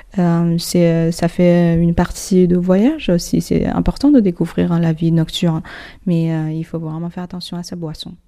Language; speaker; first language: French; non-native, fluent; Chinese